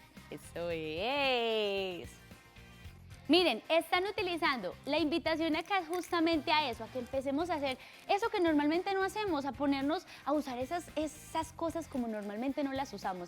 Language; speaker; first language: Spanish; native; Spanish